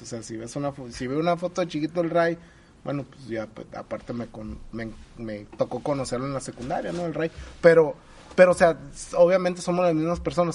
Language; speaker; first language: Spanish; native; Spanish